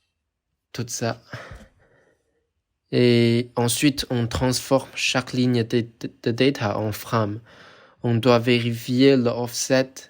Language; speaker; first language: French; non-native, fluent; Chinese